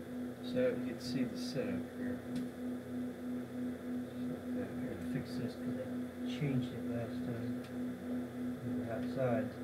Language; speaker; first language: English; native; English